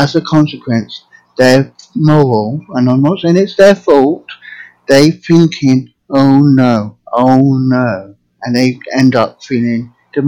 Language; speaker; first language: English; native; English